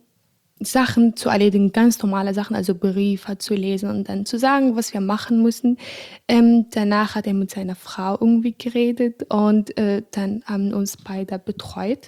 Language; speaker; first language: German; non-native, fluent; Arabic